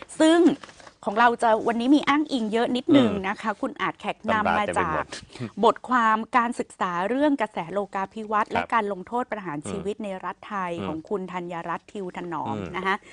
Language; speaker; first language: Thai; native; Thai